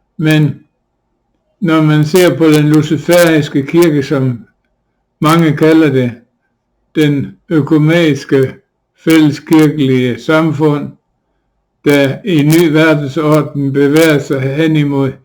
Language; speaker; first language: Danish; native; Danish